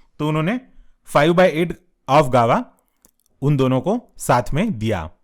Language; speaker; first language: Hindi; non-native, local second language; Marathi